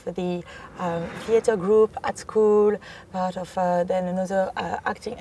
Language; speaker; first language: English; non-native, fluent; French